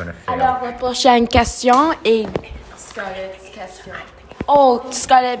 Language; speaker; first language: French; non-native, learner; English